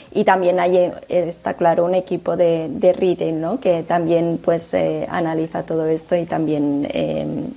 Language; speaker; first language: Spanish; native; Spanish